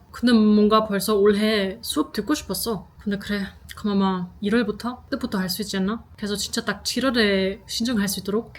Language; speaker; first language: Korean; non-native, fluent; German